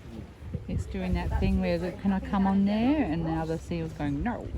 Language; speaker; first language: English; native; English